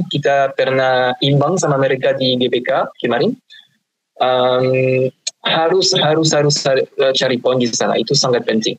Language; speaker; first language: Indonesian; non-native, fluent; French